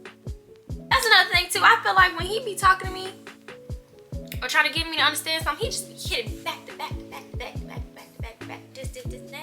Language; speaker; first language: English; native; English